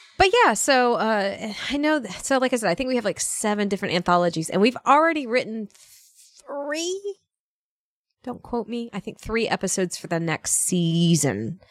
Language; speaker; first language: English; native; English